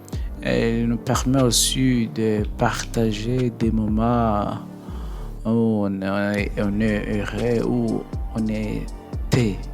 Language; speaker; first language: French; non-native, learner; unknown